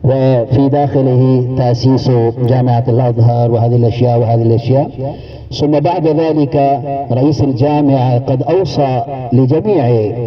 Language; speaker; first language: Arabic; non-native, fluent; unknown